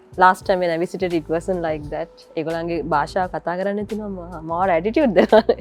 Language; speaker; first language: Sinhala; native; Sinhala